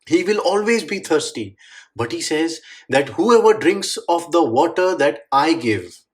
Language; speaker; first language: English; non-native, local second language; Marathi